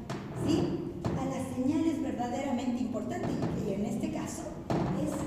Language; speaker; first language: Spanish; native; Spanish